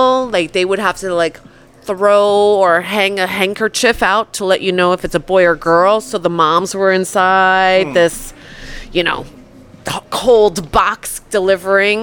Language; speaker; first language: English; early bilingual, other home language; Polish